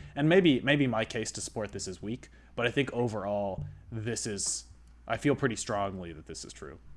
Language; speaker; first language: English; native; English